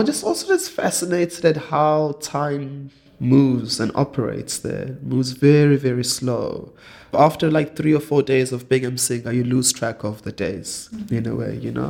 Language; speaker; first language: English; non-native, local second language; Zulu